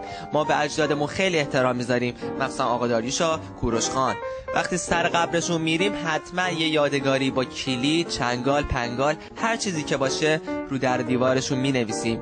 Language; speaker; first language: Persian; native; Persian